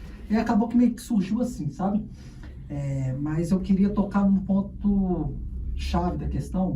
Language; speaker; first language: Portuguese; native; Portuguese